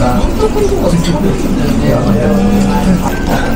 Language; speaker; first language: Japanese; native; Japanese